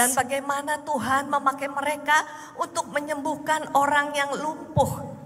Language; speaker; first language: Indonesian; native; Indonesian